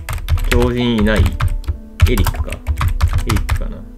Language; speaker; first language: Japanese; native; Japanese